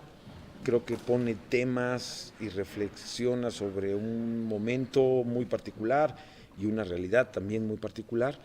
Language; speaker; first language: Spanish; native; Spanish